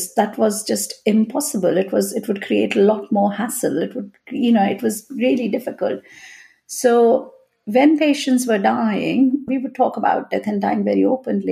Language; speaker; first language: English; non-native, local second language; Hindi